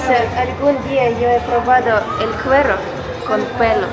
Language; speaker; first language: Spanish; non-native, fluent; Ukrainian